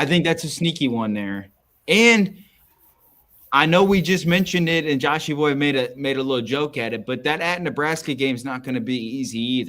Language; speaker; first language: English; native; English